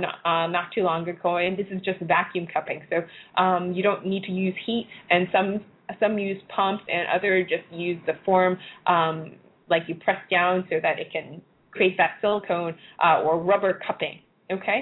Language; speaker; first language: English; non-native, local second language; Cantonese